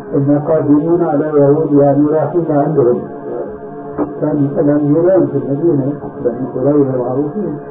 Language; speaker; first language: Arabic; early bilingual, other home language; Albanian